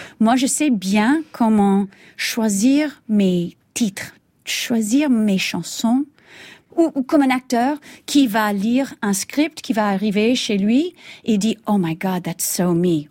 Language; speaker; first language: French; non-native, fluent; English